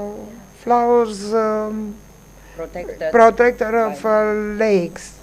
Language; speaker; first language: English; non-native, learner; Romanian